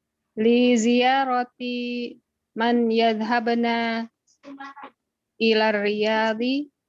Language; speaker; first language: Arabic; non-native, learner; Indonesian